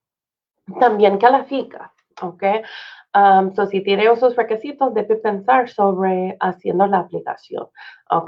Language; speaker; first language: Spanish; non-native, fluent; English